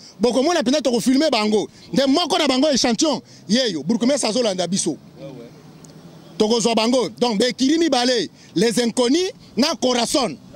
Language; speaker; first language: Lingala; native; Lingala